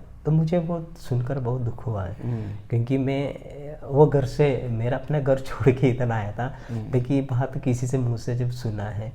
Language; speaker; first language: Hindi; non-native, local second language; Malayalam